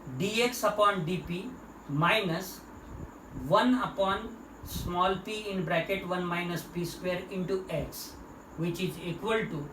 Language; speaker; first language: English; non-native, local second language; Marathi